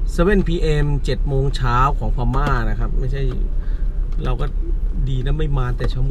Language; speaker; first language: Thai; native; Thai